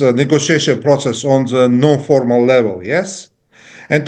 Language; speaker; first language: English; non-native, learner; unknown